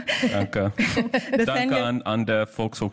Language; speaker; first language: German; non-native, learner; English